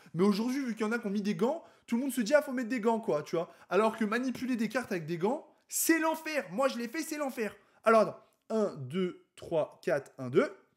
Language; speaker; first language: French; native; French